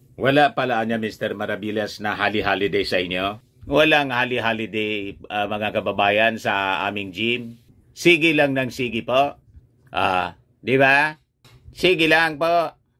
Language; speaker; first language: Filipino; native; Filipino